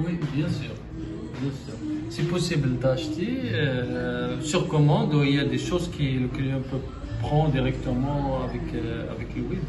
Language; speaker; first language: French; non-native, local second language; Arabic